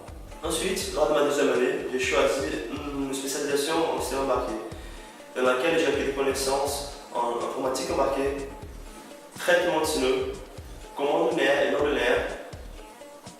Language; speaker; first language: French; non-native, fluent; Portuguese